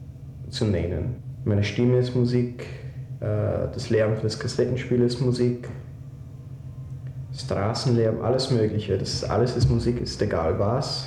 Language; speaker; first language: German; non-native, fluent; English